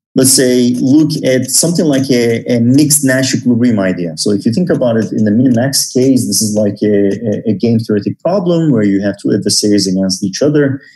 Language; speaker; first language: English; non-native, fluent; Turkish